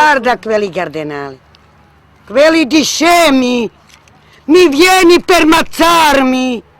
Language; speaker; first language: Italian; non-native, learner; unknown